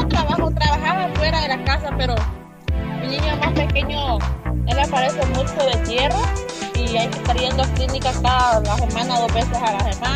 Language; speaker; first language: Spanish; native; Spanish